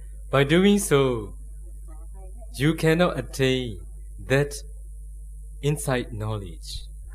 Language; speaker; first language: English; non-native, fluent; Burmese